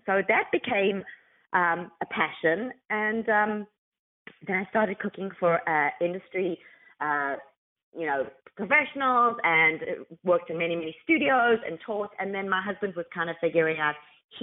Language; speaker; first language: English; native; English